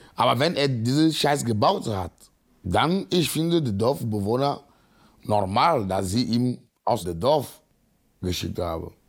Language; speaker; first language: German; non-native, learner; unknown